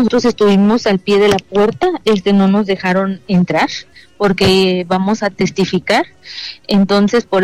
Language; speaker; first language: Spanish; native; Spanish